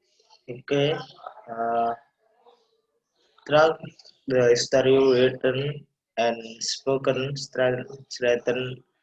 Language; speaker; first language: English; non-native, learner; Indonesian